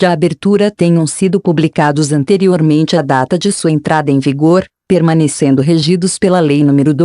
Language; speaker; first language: Portuguese; native; Portuguese